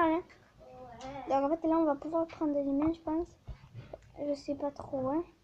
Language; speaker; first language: French; native; French